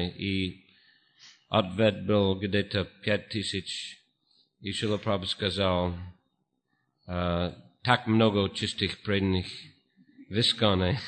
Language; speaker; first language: Russian; non-native, fluent; English